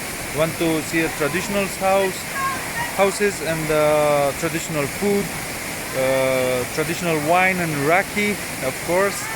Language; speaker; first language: English; non-native, learner; Romanian